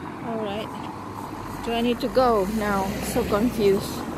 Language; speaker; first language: English; non-native, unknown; Indonesian